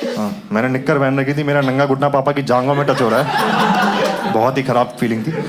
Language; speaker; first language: Hindi; native; Hindi